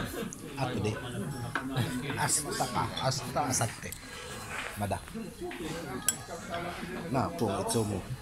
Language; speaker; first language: Japanese; non-native, learner; Filipino